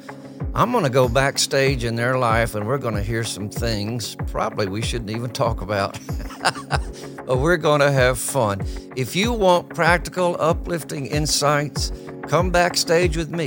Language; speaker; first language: English; native; English